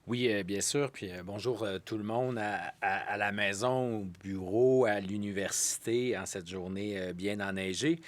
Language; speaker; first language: French; native; French